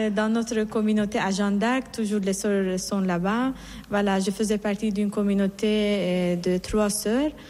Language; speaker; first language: French; non-native, fluent; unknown